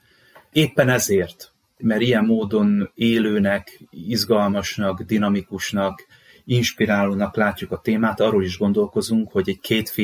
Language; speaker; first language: Hungarian; native; Hungarian